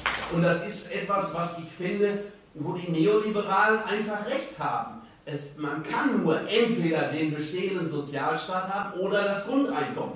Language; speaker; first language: German; native; German